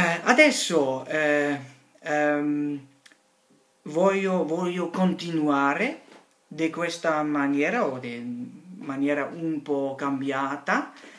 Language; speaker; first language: Italian; non-native, learner; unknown